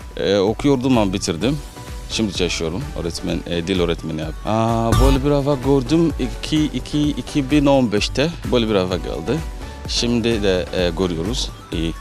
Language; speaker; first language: Turkish; non-native, learner; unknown